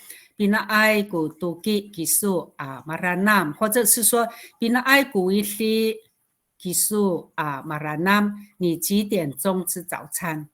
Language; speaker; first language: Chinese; non-native, local second language; Amis